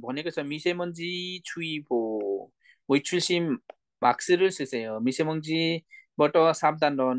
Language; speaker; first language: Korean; non-native, fluent; Nepali